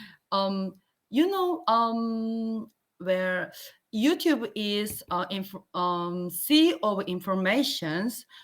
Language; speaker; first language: English; non-native, learner; Korean